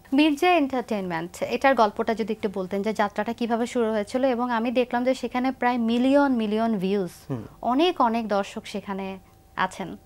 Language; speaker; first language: Bangla; native; Bangla